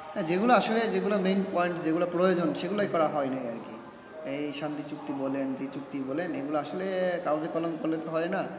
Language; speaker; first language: Bangla; non-native, local second language; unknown